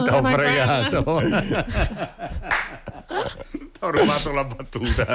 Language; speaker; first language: Italian; native; Italian